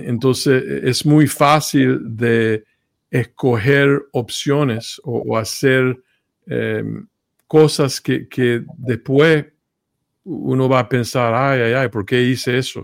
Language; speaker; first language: Spanish; early bilingual, heritage; Spanish